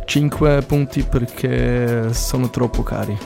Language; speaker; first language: Italian; non-native, learner; German